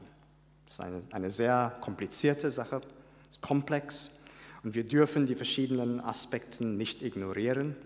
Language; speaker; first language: German; non-native, fluent; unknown